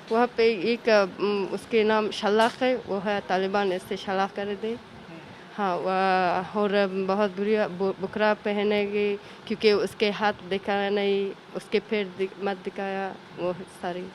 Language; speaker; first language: Hindi; non-native, learner; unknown